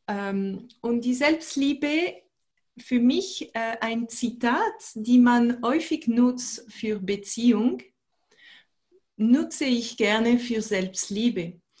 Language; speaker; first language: German; non-native, fluent; French